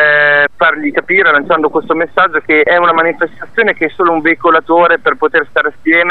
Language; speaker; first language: Italian; native; Italian